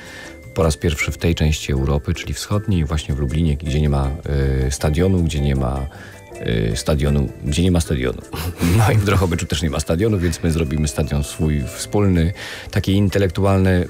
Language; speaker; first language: Polish; native; Polish